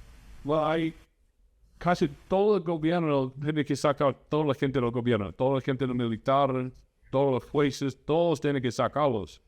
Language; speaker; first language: Spanish; non-native, fluent; English